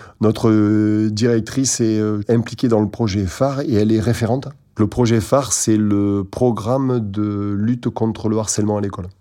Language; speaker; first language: French; native; French